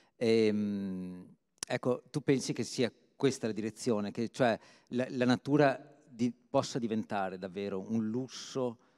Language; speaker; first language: Italian; native; Italian